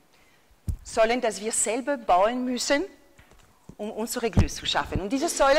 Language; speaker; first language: German; non-native, fluent; French